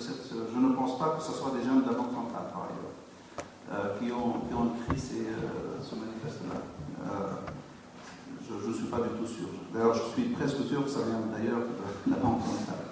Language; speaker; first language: French; non-native, local second language; Arabic